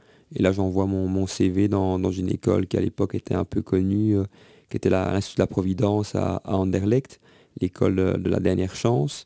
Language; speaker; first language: French; native; French